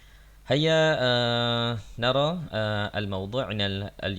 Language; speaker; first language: Arabic; non-native, fluent; Malay